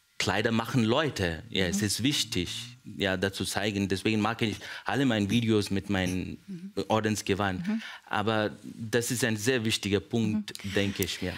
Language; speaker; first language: German; non-native, fluent; Kannada